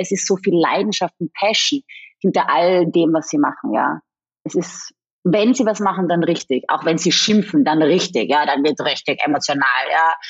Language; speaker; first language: German; native; German